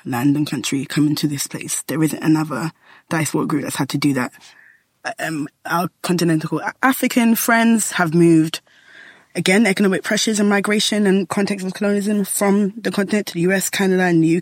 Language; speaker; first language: English; native; English